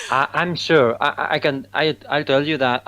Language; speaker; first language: English; non-native, fluent; Spanish